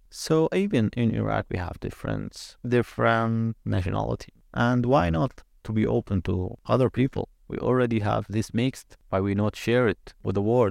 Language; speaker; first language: English; non-native, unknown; Arabic